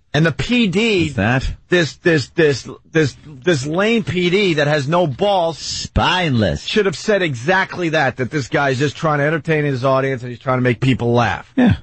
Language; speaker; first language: English; native; English